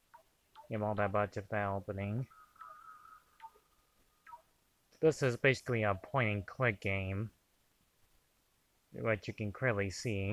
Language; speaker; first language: English; native; English